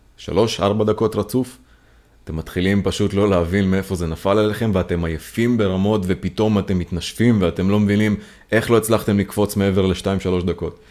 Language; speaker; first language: Hebrew; native; Hebrew